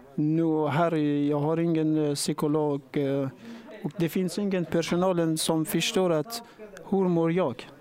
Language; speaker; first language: Swedish; non-native, learner; Persian